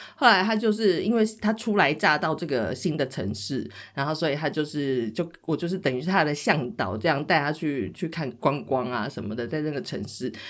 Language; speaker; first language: Chinese; native; Chinese